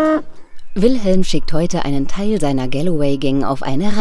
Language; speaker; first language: German; native; German